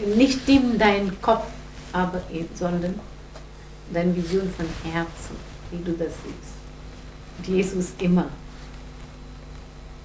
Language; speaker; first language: German; non-native, fluent; Gujarati